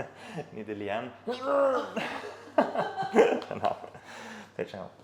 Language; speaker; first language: Chinese; non-native, learner; English